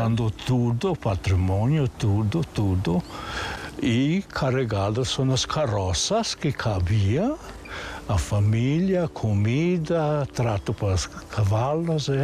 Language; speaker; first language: Portuguese; early bilingual, other home language; German